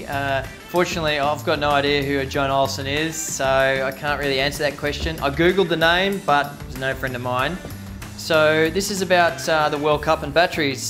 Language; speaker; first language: English; native; English